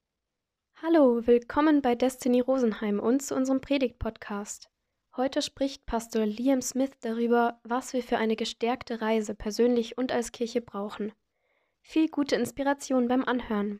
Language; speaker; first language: German; native; German